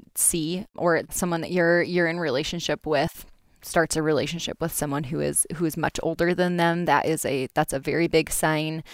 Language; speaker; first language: English; native; English